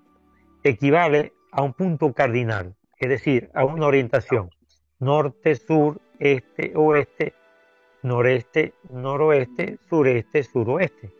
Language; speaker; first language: Spanish; native; Spanish